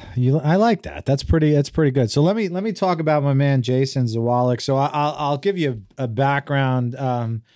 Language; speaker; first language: English; native; English